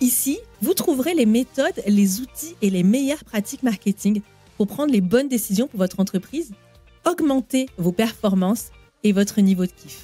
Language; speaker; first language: French; native; French